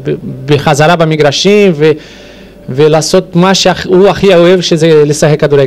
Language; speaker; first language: Hebrew; non-native, fluent; Portuguese